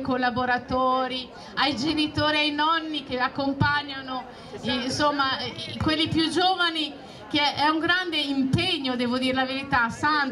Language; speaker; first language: Italian; native; Italian